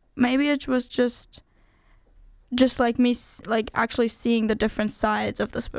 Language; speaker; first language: English; non-native, fluent; German